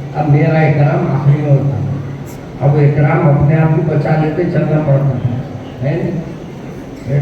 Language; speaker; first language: Urdu; native; Urdu